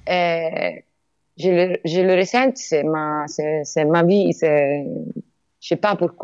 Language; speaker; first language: French; non-native, learner; Italian